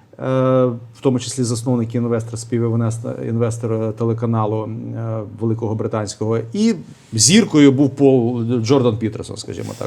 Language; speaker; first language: Ukrainian; native; Ukrainian